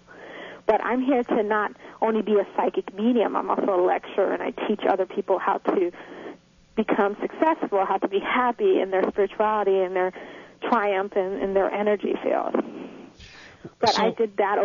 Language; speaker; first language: English; native; English